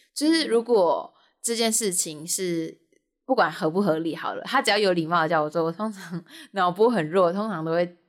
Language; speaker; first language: Chinese; native; Chinese